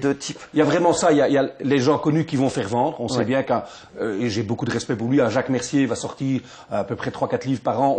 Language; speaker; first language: French; native; French